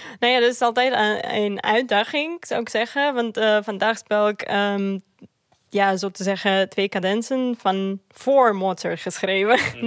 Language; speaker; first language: Dutch; non-native, fluent; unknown